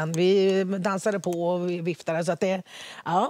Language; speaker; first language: Swedish; early bilingual, other home language; Spanish